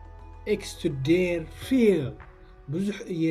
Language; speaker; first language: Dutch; non-native, learner; Tigrinya